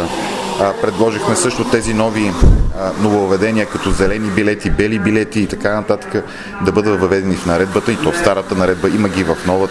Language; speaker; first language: Bulgarian; native; Bulgarian